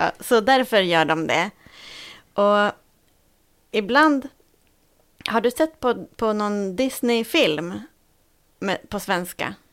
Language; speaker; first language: Swedish; native; Swedish